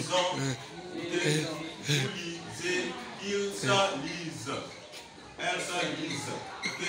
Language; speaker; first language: French; non-native, fluent; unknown